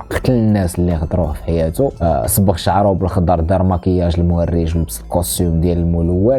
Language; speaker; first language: Arabic; native; Arabic